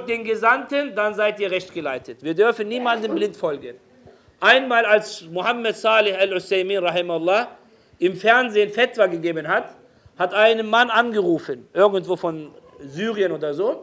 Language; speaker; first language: German; non-native, fluent; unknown